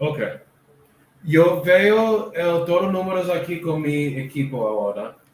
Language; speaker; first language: Spanish; non-native, learner; English